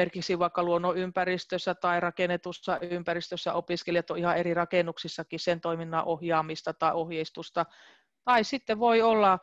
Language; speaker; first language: Finnish; native; Finnish